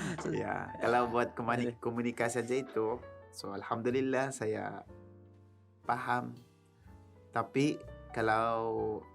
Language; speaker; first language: Indonesian; non-native, learner; Tausug